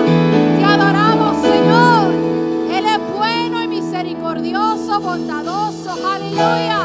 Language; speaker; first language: Spanish; native; Spanish